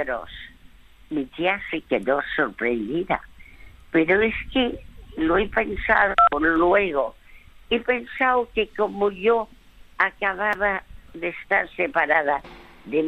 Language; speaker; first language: Spanish; early bilingual, other home language; French